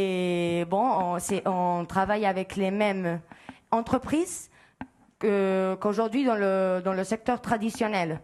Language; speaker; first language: French; non-native, fluent; Spanish